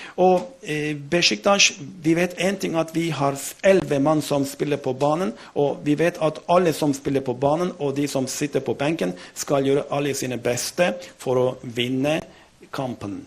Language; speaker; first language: Norwegian; non-native, fluent; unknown